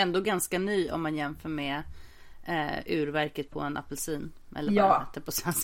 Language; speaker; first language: Swedish; native; Swedish